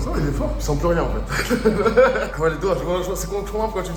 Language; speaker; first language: French; native; French